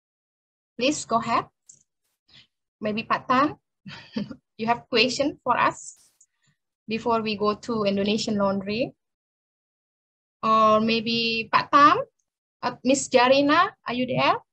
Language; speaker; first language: English; non-native, learner; Indonesian